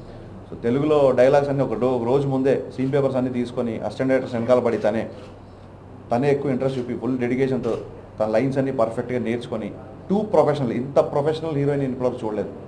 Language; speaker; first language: Telugu; native; Telugu